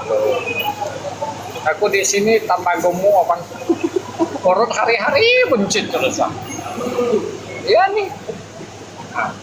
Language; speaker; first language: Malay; non-native, local second language; Hakka Chinese